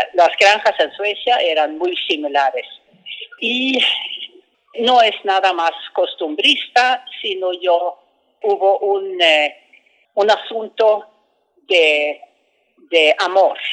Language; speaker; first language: Spanish; non-native, fluent; Swedish